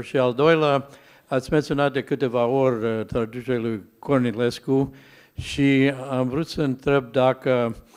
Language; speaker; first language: Romanian; non-native, learner; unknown